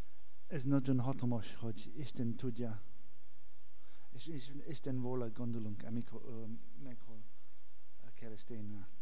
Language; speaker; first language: Hungarian; non-native, learner; English